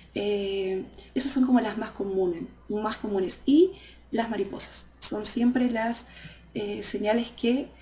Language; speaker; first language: Spanish; native; Spanish